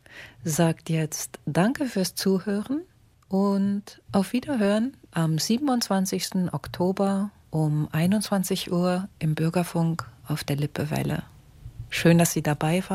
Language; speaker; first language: German; native; German